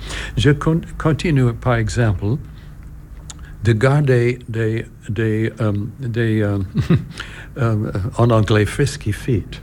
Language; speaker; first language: French; non-native, learner; English